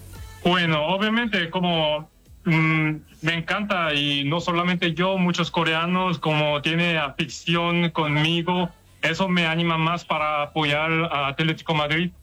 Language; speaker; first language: Spanish; non-native, fluent; Korean